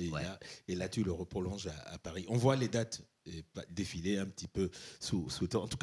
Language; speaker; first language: French; native; French